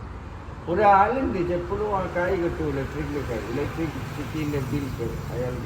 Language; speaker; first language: Malayalam; early bilingual, heritage; Malayalam